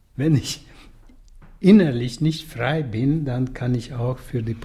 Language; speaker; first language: German; non-native, fluent; Russian